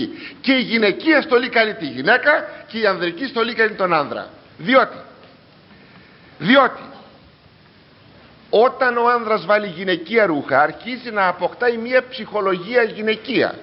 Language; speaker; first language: Greek; native; Greek